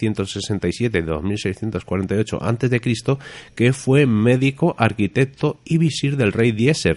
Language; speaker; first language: Spanish; native; Spanish